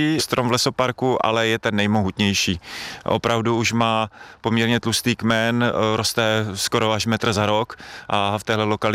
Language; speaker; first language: Czech; native; Czech